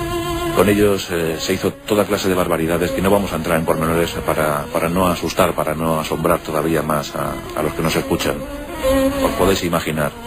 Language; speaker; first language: Spanish; native; Spanish